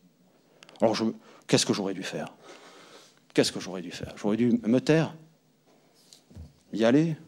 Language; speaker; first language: French; native; French